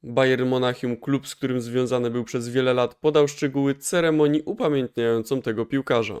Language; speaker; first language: Polish; native; Polish